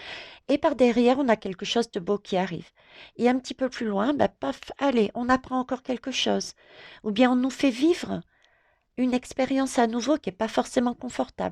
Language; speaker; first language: French; native; French